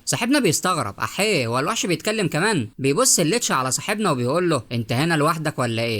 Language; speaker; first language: Arabic; native; Arabic